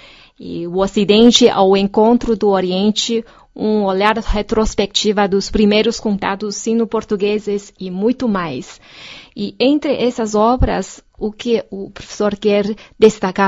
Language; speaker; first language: Portuguese; non-native, fluent; Chinese